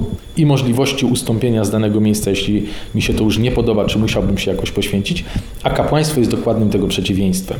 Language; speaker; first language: Polish; native; Polish